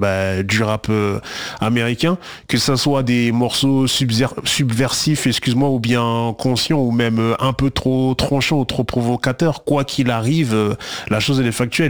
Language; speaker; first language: French; native; French